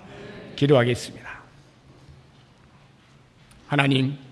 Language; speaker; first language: Korean; native; Korean